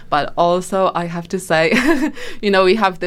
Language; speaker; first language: English; non-native, fluent; Polish